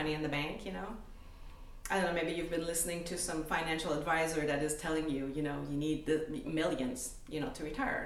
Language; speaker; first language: English; native; English